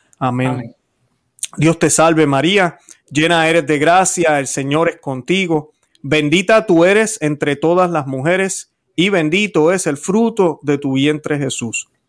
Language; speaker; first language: Spanish; native; Spanish